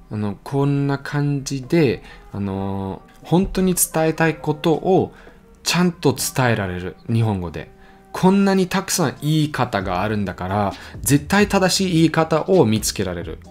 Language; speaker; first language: Japanese; non-native, learner; German